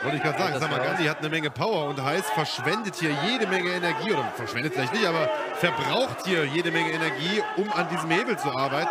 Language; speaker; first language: German; native; German